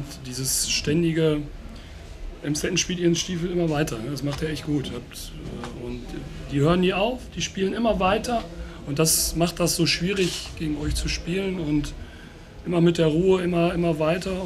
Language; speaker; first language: German; native; German